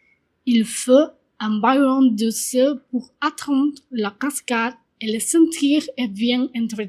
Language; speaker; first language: French; non-native, learner; Spanish